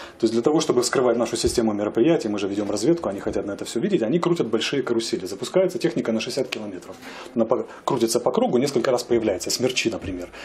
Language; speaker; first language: Russian; native; Russian